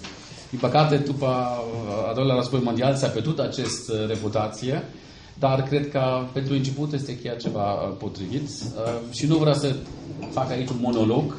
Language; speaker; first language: Romanian; non-native, fluent; German